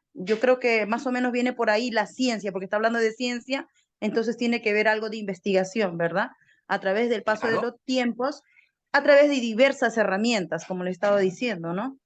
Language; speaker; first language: Spanish; native; Spanish